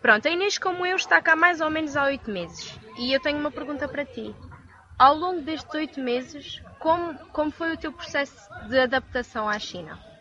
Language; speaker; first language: Portuguese; native; Portuguese